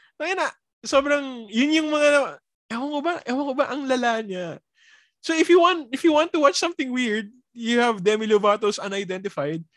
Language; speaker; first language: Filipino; early bilingual, heritage; Filipino